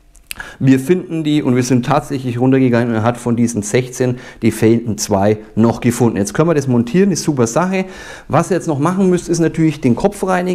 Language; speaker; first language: German; native; German